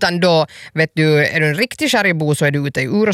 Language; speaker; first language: Swedish; native; Swedish